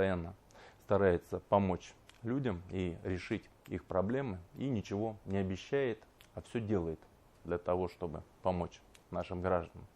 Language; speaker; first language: Russian; native; Russian